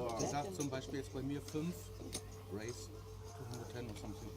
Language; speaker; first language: German; native; German